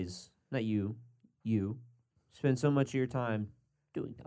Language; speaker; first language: English; native; English